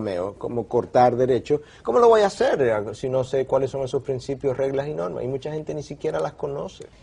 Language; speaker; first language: Spanish; native; Spanish